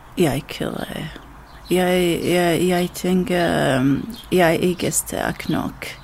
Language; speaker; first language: Danish; non-native, learner; Arabic